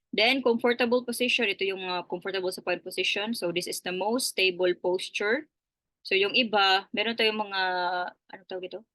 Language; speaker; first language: Filipino; native; Filipino